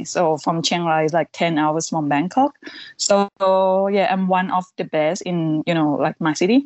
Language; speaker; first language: English; non-native, fluent; Thai